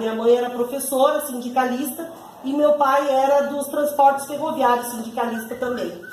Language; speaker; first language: Portuguese; early bilingual, other home language; Spanish